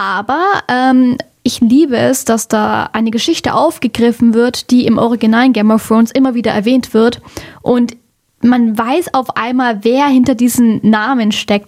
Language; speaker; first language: German; native; German